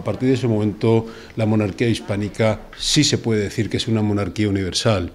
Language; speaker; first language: Spanish; native; Spanish